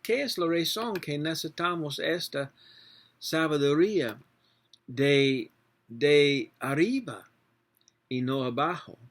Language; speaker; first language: Spanish; non-native, learner; English